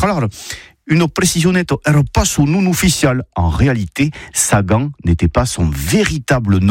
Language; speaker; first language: French; native; French